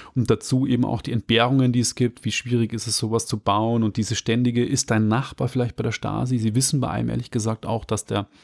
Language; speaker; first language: German; native; German